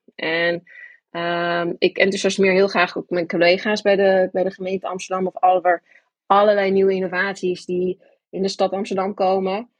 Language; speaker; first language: Dutch; early bilingual, other home language; English